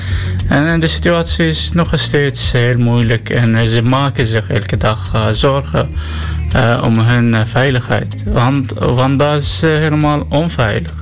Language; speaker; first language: Dutch; non-native, learner; Arabic